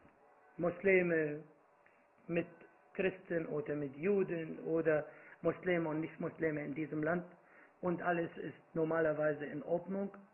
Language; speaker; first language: German; non-native, fluent; Arabic